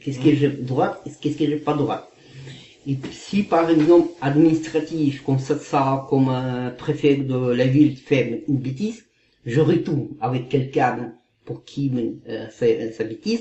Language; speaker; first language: French; non-native, learner; Kazakh